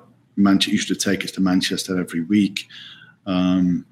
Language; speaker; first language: English; native; English